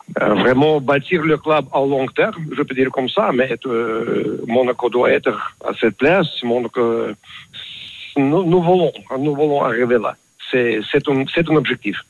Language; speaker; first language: French; non-native, learner; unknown